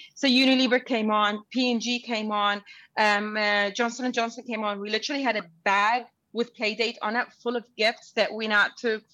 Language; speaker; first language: English; early bilingual, other home language; Arabic